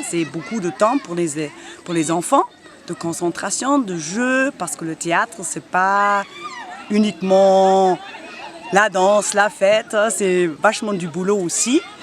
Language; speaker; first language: French; non-native, fluent; German